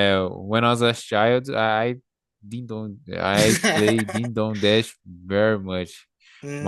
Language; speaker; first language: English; non-native, learner; Portuguese